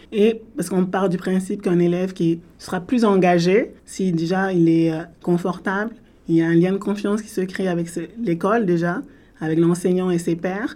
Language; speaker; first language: French; native; French